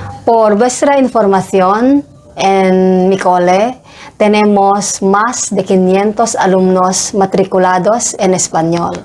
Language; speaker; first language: Spanish; non-native, fluent; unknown